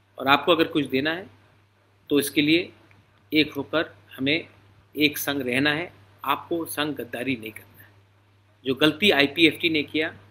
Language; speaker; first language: Hindi; non-native, local second language; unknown